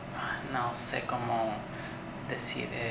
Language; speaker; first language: Portuguese; non-native, learner; Spanish